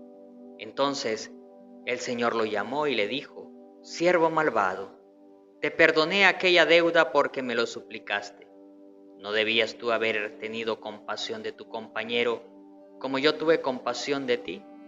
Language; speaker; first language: Spanish; native; Spanish